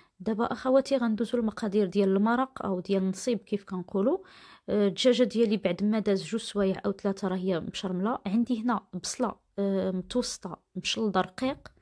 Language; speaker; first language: Arabic; native; Arabic